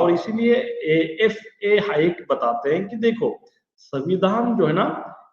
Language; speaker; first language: Hindi; non-native, local second language; Marathi